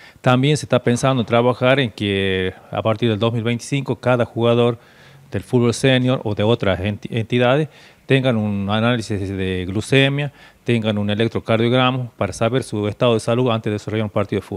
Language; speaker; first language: Spanish; native; Spanish